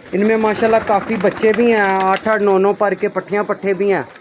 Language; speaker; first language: Urdu; non-native, local second language; Punjabi